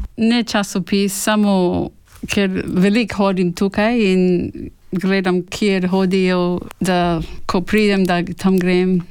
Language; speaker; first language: Slovenian; early bilingual, heritage; Slovenian